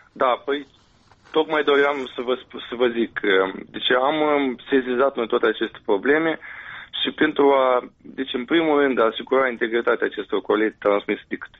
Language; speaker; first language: Romanian; native; Romanian